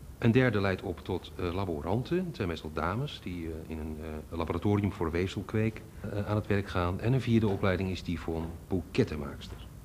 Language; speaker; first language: Dutch; native; Dutch